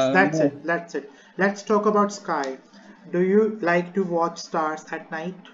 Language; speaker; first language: English; non-native, local second language; Hindi